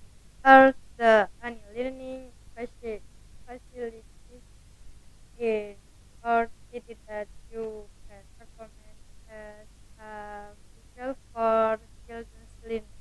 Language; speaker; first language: English; non-native, learner; Indonesian